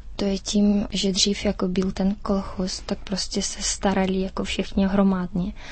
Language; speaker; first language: Czech; early bilingual, heritage; Czech